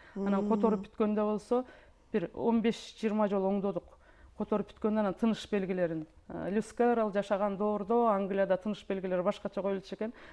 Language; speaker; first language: Kyrgyz; native; Kyrgyz